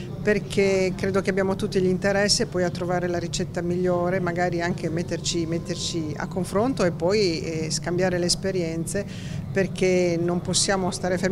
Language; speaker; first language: Italian; native; Italian